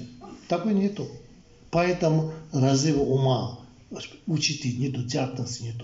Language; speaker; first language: Russian; non-native, learner; Tibetan